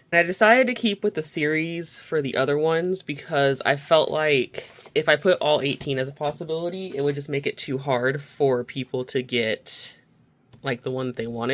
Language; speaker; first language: English; native; English